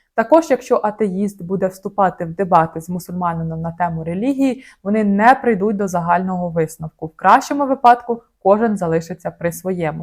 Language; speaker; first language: Ukrainian; native; Ukrainian